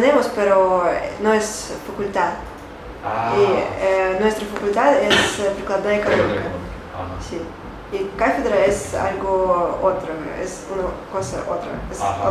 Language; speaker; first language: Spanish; non-native, learner; Russian